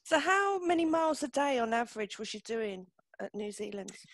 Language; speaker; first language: English; native; English